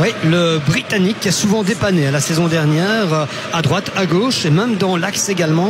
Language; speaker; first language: French; native; French